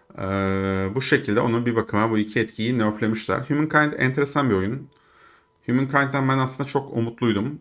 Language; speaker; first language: Turkish; native; Turkish